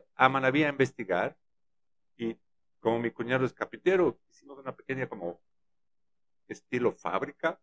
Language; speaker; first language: Spanish; non-native, fluent; German